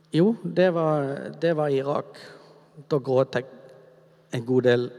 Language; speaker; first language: Norwegian; native; Norwegian